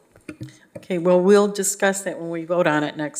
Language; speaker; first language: English; native; English